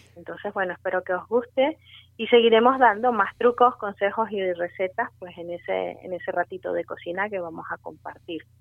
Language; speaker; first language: Spanish; native; Spanish